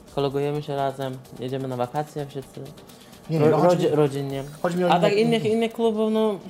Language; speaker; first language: Polish; non-native, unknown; Azerbaijani